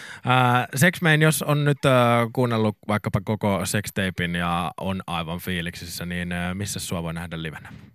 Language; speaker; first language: Finnish; native; Finnish